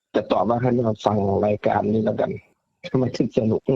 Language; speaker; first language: Thai; native; Thai